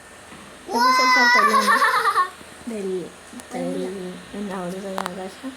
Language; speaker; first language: Spanish; native; Spanish